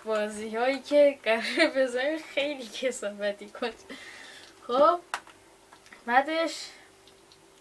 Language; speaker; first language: Persian; native; Persian